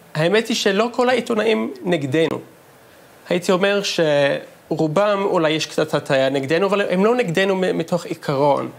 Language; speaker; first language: Hebrew; non-native, fluent; English